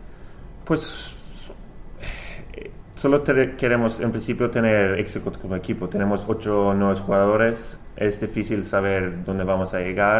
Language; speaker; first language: Spanish; non-native, fluent; Swedish